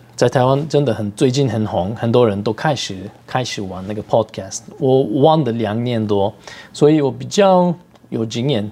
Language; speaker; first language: Chinese; non-native, fluent; Turkish